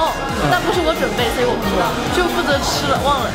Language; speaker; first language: Chinese; native; Chinese